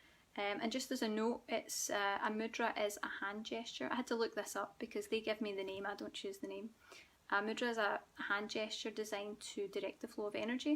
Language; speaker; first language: English; native; English